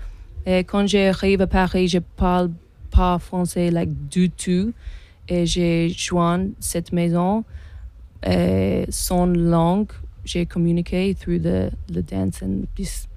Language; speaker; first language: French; non-native, learner; English